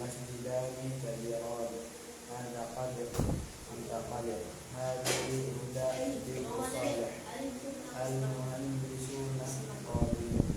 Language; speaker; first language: Arabic; non-native, learner; Filipino